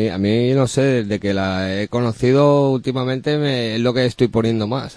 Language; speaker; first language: Spanish; native; Spanish